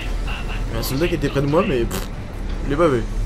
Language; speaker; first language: French; native; French